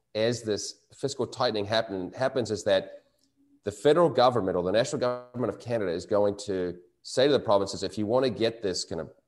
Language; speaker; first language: English; native; English